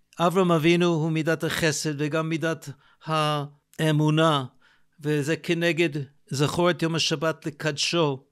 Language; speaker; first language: Hebrew; non-native, fluent; English